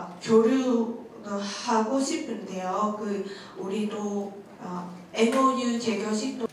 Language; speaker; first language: Korean; non-native, fluent; Vietnamese